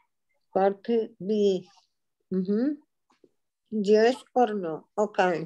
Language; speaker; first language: English; non-native, learner; Spanish